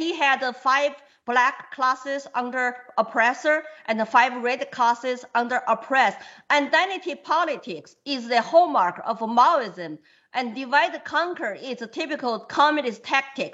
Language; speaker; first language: English; non-native, fluent; Chinese